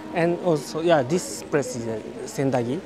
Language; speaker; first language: English; non-native, learner; Japanese